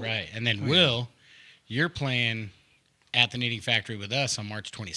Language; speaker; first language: English; native; English